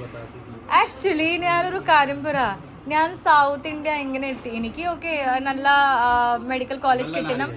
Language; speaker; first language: Malayalam; non-native, learner; Hindi